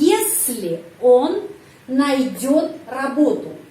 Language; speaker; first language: Russian; non-native, fluent; Indonesian